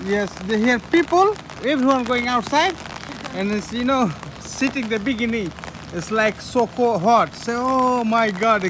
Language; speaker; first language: English; non-native, learner; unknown